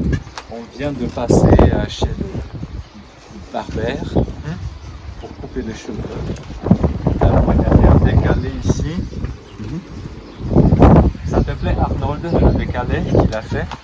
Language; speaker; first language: French; non-native, fluent; German